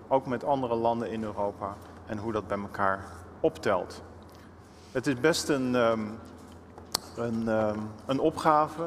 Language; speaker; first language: Dutch; native; Dutch